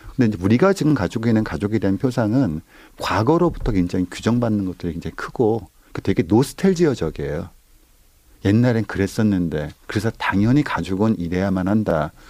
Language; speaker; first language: Korean; native; Korean